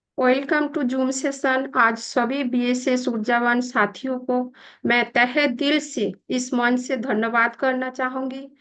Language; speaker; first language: Hindi; non-native, local second language; Bangla